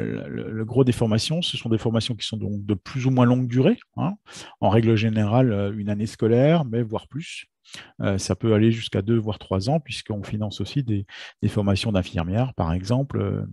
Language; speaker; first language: French; native; French